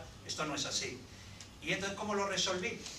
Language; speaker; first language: Spanish; native; Spanish